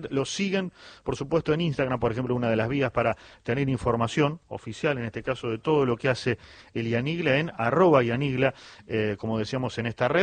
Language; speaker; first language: Spanish; native; Spanish